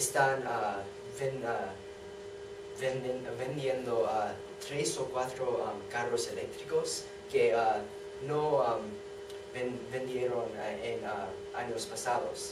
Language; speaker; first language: Spanish; non-native, learner; English